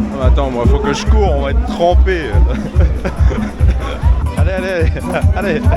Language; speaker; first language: French; native; French